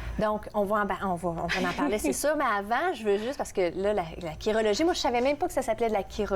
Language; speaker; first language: French; native; French